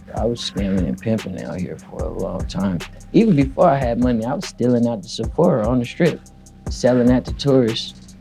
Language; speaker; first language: English; native; English